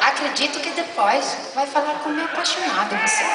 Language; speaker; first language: Portuguese; non-native, learner; Italian